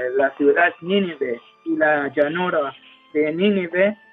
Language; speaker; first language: Spanish; non-native, fluent; Arabic